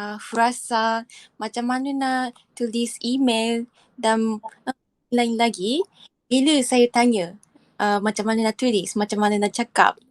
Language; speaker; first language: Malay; non-native, fluent; Japanese